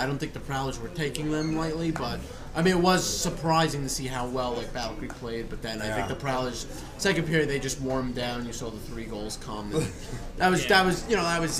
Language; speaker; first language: English; native; English